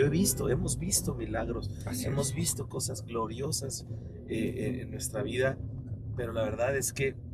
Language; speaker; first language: Spanish; native; Spanish